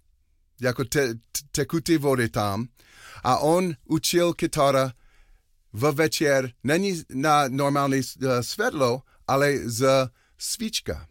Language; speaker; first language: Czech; non-native, learner; English